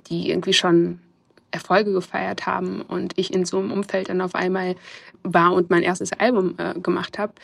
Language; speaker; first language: German; native; German